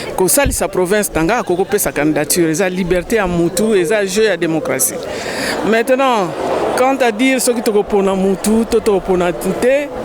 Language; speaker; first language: Lingala; non-native, local second language; Kongo